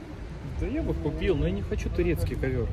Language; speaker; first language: Russian; native; Russian